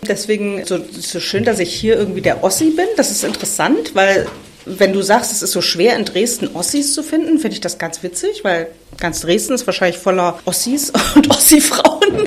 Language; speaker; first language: German; native; German